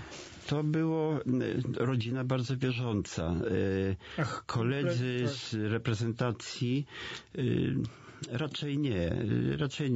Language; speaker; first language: Polish; native; Polish